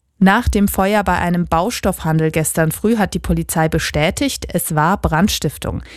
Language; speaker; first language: German; native; German